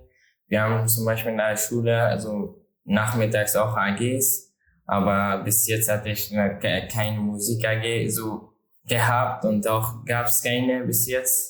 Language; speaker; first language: German; non-native, learner; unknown